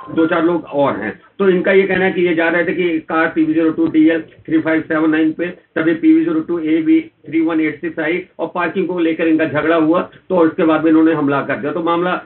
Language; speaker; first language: Hindi; native; Hindi